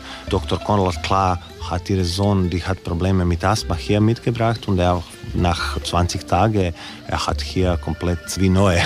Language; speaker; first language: German; non-native, learner; Croatian